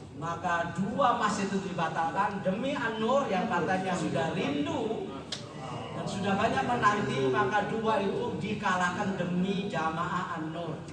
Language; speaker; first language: Indonesian; non-native, local second language; Javanese